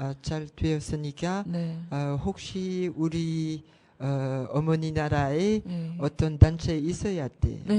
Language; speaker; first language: Korean; non-native, learner; French